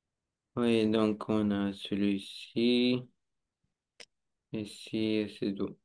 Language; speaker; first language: French; non-native, learner; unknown